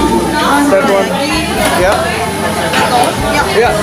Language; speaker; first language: English; non-native, learner; Indonesian